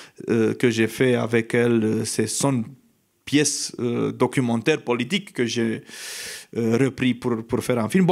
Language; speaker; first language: French; non-native, fluent; Romanian